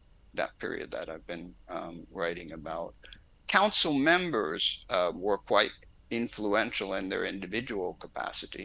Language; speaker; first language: English; native; English